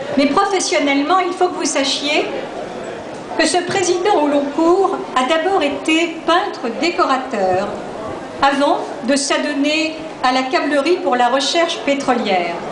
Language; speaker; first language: French; native; French